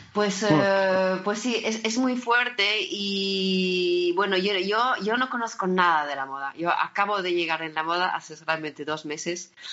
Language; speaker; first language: Spanish; early bilingual, heritage; French